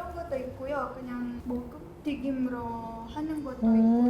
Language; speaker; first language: Korean; non-native, fluent; Indonesian